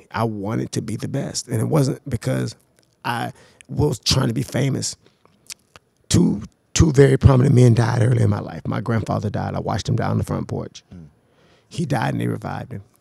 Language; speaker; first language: English; native; English